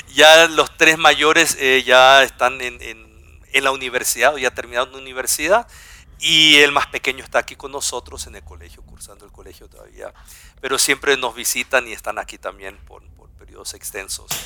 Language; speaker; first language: Spanish; non-native, local second language; German